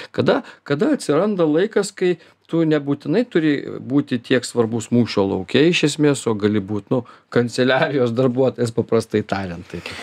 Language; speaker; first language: Lithuanian; native; Lithuanian